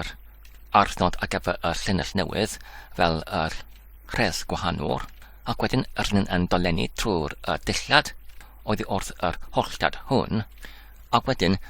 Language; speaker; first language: Welsh; non-native, learner; English